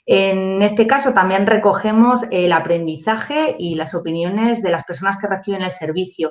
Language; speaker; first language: Spanish; native; Spanish